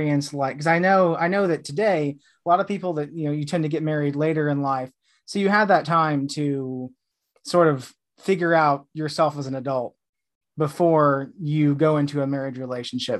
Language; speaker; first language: English; native; English